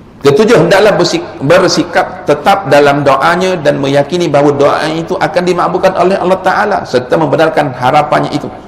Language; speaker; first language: Malay; native; Malay